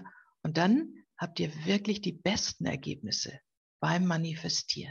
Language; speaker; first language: German; native; German